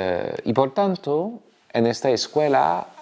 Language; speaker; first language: Spanish; non-native, fluent; French